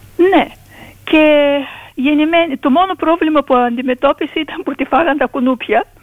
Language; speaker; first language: Greek; early bilingual, heritage; Greek